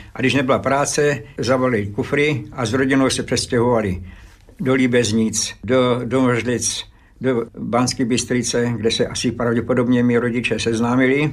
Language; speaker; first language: Czech; early bilingual, other home language; Slovak